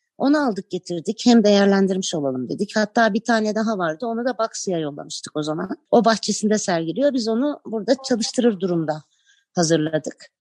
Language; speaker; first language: Turkish; native; Turkish